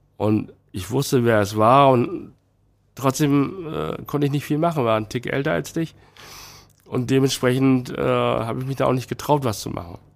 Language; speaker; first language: German; early bilingual, other home language; Chinese